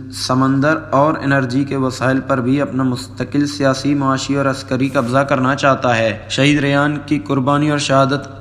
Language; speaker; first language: Urdu; non-native, local second language; Baluchi